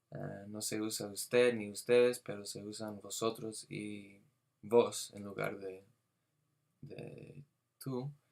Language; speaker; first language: Spanish; non-native, fluent; English